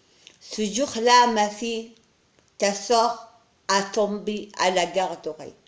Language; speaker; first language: French; non-native, learner; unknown